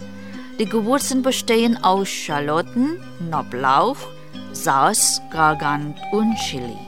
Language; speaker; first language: German; non-native, fluent; Indonesian